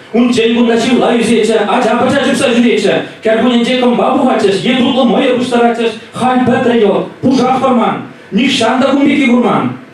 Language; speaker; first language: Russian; non-native, local second language; Chuvash